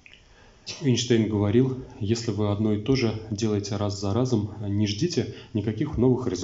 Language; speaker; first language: Russian; native; Russian